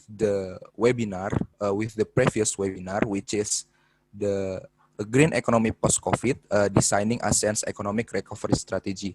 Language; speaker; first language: English; non-native, fluent; Indonesian